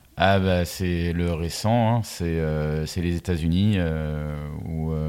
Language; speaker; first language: French; native; French